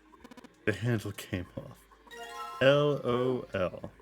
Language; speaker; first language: English; native; English